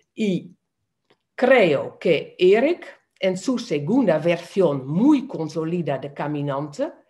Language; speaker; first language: Spanish; non-native, fluent; Dutch